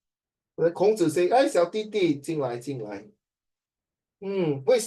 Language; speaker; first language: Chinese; native; Chinese